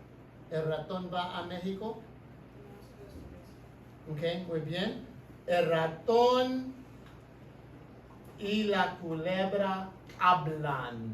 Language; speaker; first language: Spanish; non-native, fluent; English